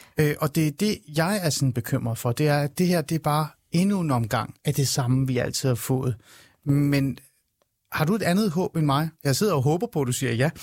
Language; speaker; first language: Danish; early bilingual, other home language; Persian